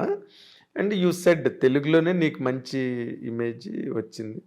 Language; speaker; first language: Telugu; native; Telugu